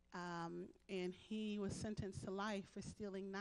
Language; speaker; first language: English; native; English